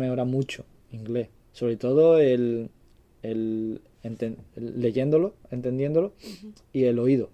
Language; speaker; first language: Spanish; native; Spanish